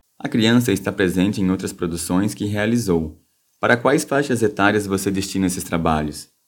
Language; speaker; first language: Portuguese; native; Portuguese